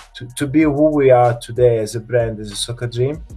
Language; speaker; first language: English; non-native, fluent; Italian